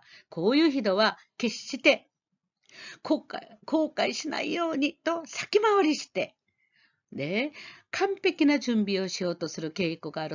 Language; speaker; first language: Japanese; non-native, fluent; Korean